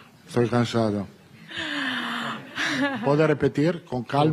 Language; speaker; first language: Portuguese; non-native, learner; Italian